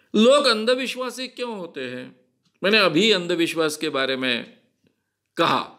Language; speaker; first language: Hindi; non-native, local second language; Marathi